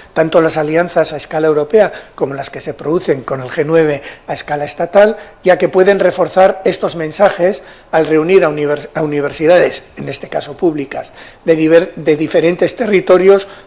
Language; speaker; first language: Spanish; native; Spanish